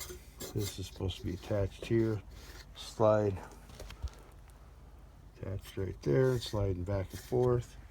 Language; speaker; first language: English; native; English